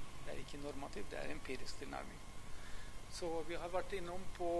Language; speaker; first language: Norwegian; non-native, fluent; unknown